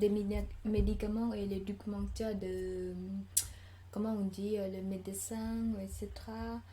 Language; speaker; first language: French; non-native, learner; Khmer